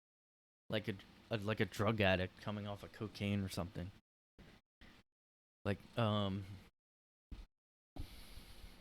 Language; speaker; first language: English; native; English